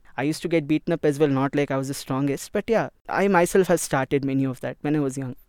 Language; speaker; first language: English; non-native, local second language; Kannada